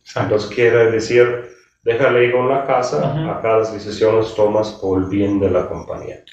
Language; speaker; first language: Spanish; non-native, fluent; German